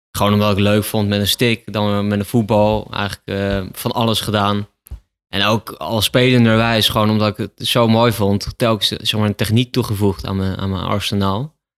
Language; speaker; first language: Dutch; native; Dutch